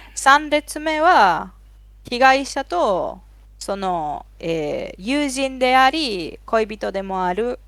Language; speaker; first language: Japanese; non-native, fluent; Spanish